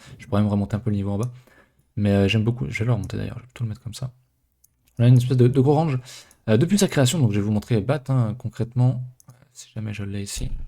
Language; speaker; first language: French; native; French